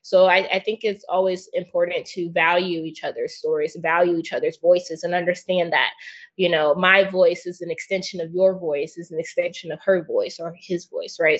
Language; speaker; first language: English; native; English